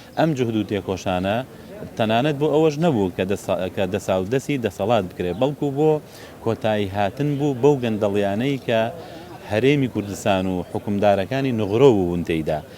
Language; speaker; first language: Central Kurdish; native; Central Kurdish